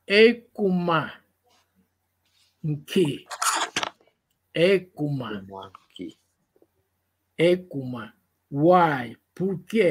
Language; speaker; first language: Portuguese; non-native, local second language; Kongo